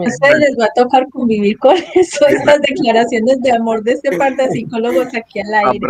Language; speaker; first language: Spanish; native; Spanish